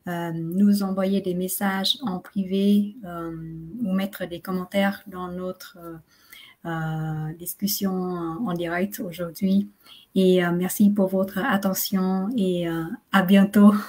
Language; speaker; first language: French; non-native, fluent; Vietnamese